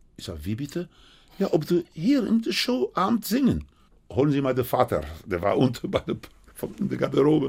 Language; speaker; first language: German; non-native, fluent; Spanish